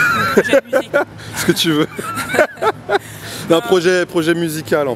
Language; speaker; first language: French; native; French